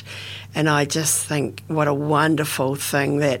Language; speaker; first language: English; native; English